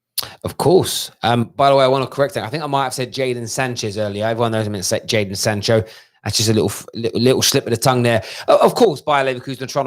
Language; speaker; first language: English; native; English